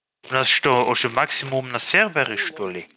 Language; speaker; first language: Russian; non-native, fluent; German